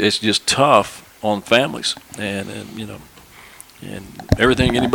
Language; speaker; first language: English; native; English